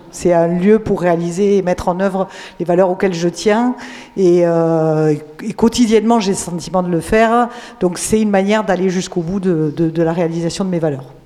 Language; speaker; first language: French; native; French